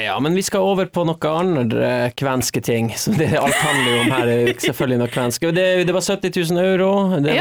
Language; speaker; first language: Norwegian; native; Norwegian